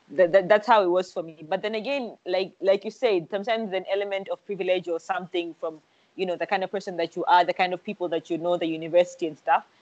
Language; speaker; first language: English; non-native, local second language; Swahili